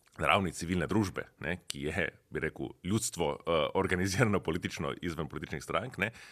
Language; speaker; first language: Slovenian; native; Slovenian